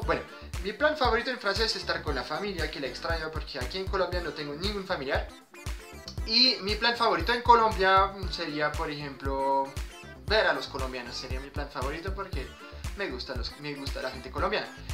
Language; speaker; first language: Spanish; non-native, fluent; French